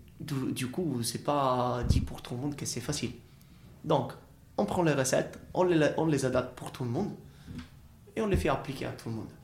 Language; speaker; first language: French; non-native, fluent; Italian